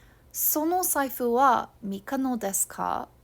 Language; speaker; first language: Japanese; non-native, fluent; English